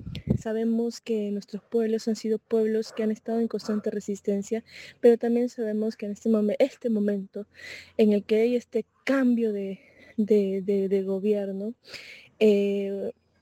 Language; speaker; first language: Spanish; native; Spanish